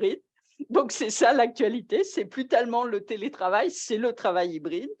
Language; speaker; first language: French; native; French